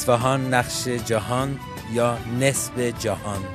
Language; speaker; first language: Turkish; non-native, fluent; Persian